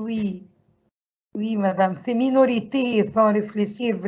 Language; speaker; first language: French; non-native, learner; Arabic